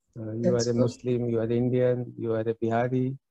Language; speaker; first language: English; non-native, local second language; Bhojpuri